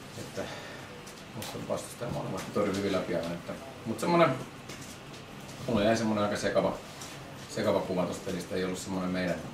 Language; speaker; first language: Finnish; native; Finnish